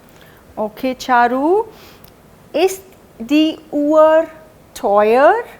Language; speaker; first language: German; non-native, fluent; Hindi